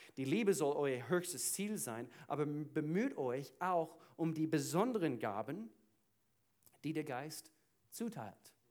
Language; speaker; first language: German; non-native, fluent; English